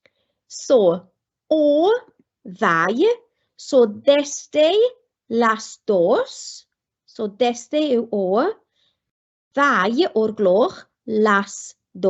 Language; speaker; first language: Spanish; non-native, fluent; Welsh